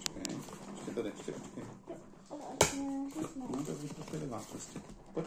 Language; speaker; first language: Czech; native; Czech